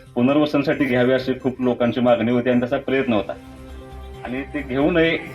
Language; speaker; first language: Marathi; non-native, local second language; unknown